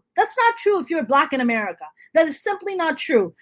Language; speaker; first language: English; non-native, local second language; Urdu